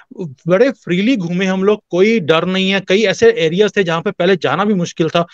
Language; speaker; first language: Hindi; native; Hindi